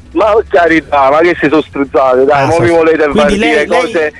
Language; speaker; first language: Italian; native; Italian